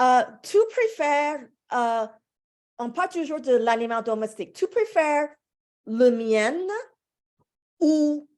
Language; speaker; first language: French; non-native, fluent; English